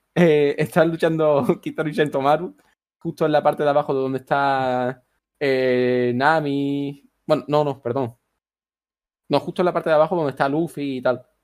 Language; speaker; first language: Spanish; native; Spanish